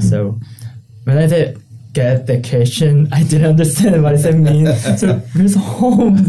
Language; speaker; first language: English; non-native, learner; Korean